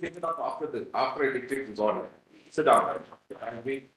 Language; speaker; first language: English; non-native, local second language; Hindi